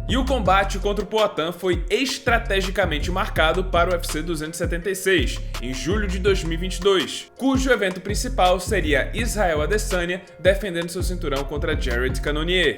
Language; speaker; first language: Portuguese; native; Portuguese